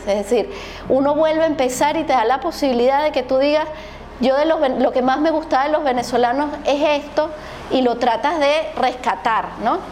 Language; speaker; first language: Spanish; native; Spanish